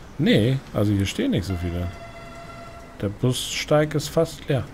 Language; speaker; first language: German; native; German